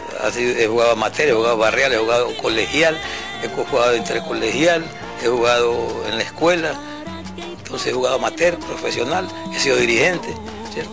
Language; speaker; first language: Spanish; native; Spanish